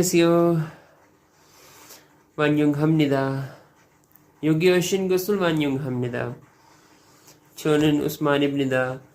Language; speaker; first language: Korean; non-native, learner; Urdu